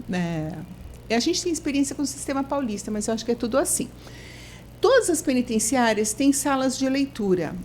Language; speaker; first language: Portuguese; native; Portuguese